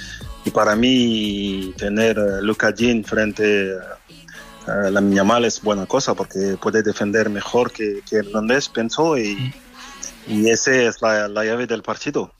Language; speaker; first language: Spanish; non-native, fluent; French